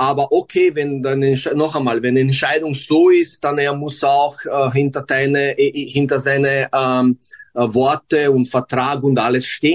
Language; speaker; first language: German; non-native, learner; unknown